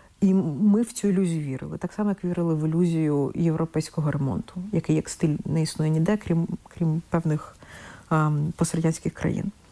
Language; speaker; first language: Ukrainian; non-native, local second language; Russian